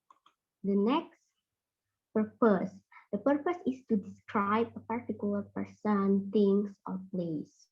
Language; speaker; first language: English; non-native, fluent; Indonesian